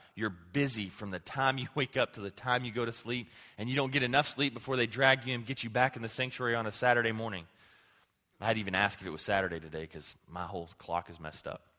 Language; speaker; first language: English; native; English